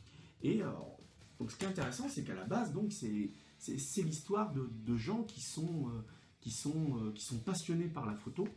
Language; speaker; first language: French; native; French